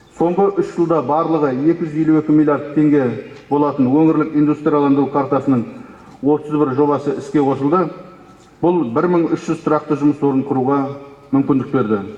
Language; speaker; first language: Kazakh; native; Kazakh